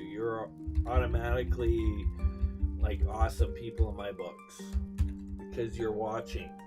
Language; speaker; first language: English; native; English